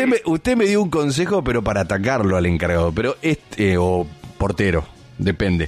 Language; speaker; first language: Spanish; native; Spanish